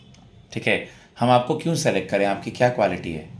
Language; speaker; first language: Hindi; native; Hindi